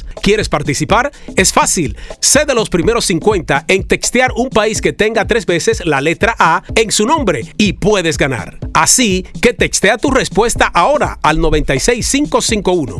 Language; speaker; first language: Spanish; native; Spanish